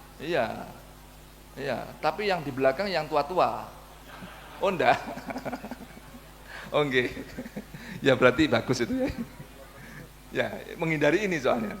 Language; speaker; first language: Indonesian; non-native, local second language; Javanese